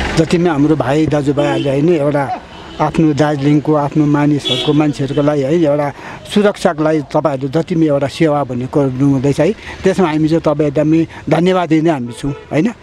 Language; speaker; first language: Nepali; native; Nepali